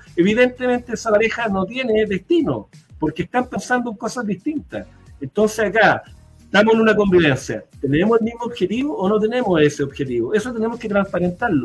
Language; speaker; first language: Spanish; native; Spanish